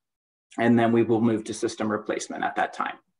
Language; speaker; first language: English; native; English